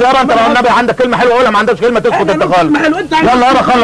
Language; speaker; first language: Arabic; native; Arabic